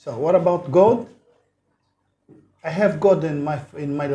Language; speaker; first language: English; non-native, learner; Portuguese